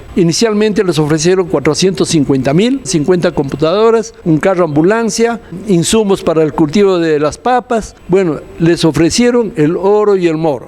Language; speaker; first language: Spanish; native; Spanish